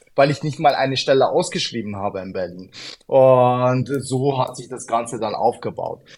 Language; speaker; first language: German; early bilingual, other home language; Arabic